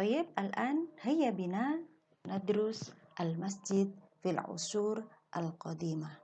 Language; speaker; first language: Arabic; non-native, fluent; Indonesian